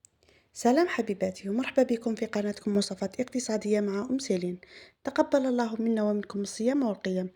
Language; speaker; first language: Arabic; native; Arabic